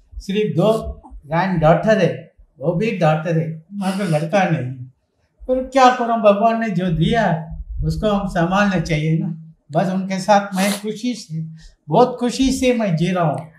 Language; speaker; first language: Hindi; early bilingual, heritage; Hindi